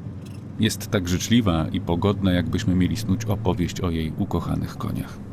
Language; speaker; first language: Polish; native; Polish